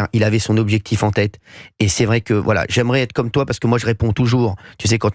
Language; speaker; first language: French; native; French